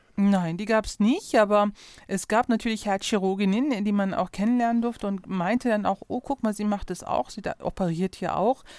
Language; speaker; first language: German; early bilingual, other home language; Turkish